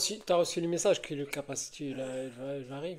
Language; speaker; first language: French; non-native, learner; Arabic